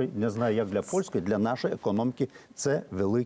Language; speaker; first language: Ukrainian; non-native, fluent; Lithuanian